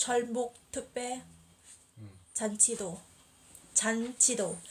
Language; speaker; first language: Korean; non-native, learner; Thai